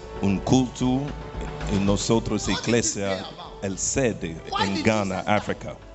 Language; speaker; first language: Spanish; non-native, learner; Portuguese